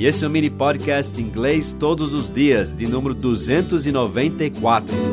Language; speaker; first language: Portuguese; non-native, fluent; English